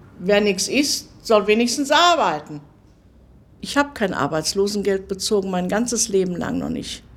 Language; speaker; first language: German; native; German